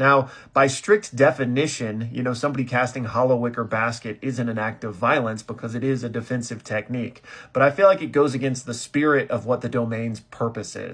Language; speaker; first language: English; native; English